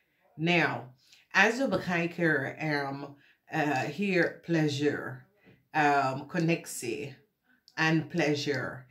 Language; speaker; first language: Dutch; non-native, learner; English